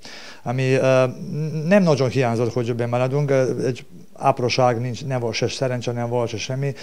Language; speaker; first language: Hungarian; non-native, learner; Serbian